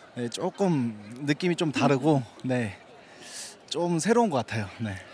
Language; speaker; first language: Korean; native; Korean